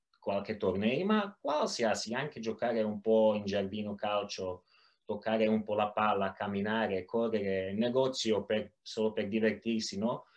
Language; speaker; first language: Italian; non-native, learner; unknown